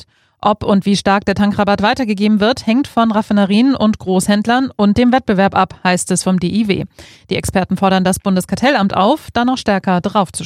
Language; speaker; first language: German; native; German